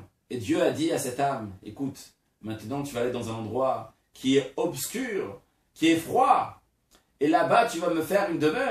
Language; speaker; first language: French; native; French